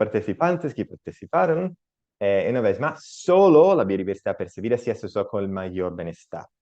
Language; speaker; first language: Spanish; non-native, learner; Italian